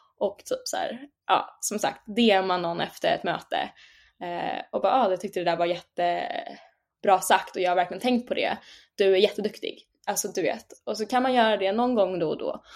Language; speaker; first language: Swedish; native; Swedish